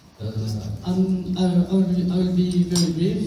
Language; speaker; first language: English; non-native, local second language; Arabic